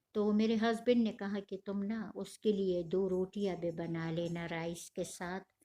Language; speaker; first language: Urdu; non-native, local second language; Pashto